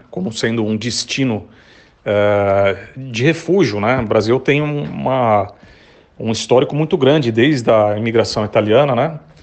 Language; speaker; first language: Portuguese; native; Portuguese